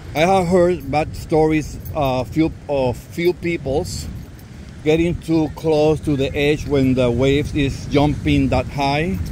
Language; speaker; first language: English; non-native, local second language; Spanish